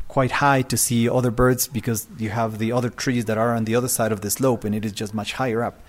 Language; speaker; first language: English; non-native, fluent; Spanish